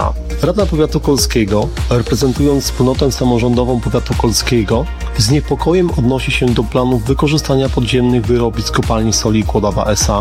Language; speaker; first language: Polish; native; Polish